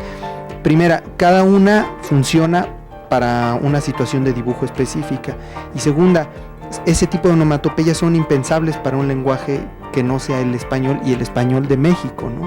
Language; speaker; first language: Spanish; native; Spanish